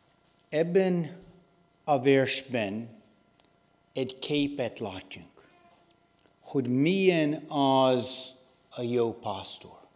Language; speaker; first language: Hungarian; non-native, learner; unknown